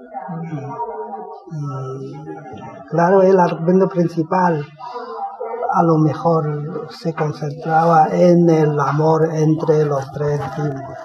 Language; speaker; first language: Spanish; non-native, fluent; Chinese